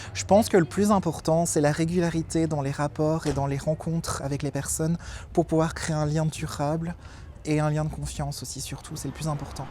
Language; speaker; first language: French; native; French